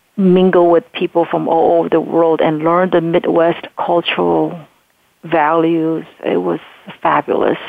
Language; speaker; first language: English; non-native, fluent; Chinese